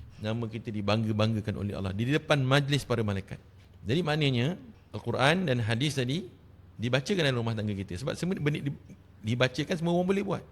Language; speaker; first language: Malay; native; Malay